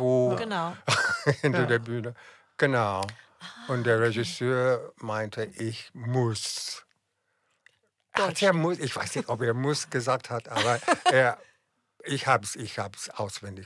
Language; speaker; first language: German; non-native, fluent; English